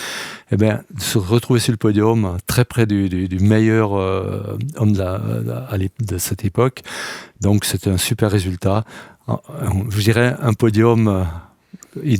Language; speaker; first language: French; native; French